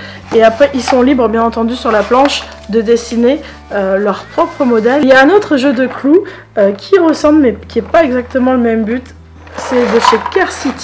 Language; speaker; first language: French; native; French